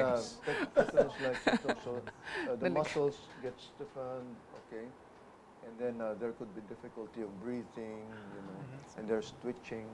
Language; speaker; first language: English; non-native, local second language; Filipino